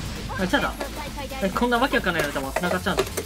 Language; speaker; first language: Japanese; native; Japanese